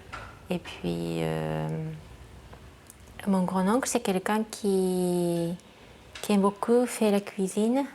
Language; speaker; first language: French; non-native, fluent; Japanese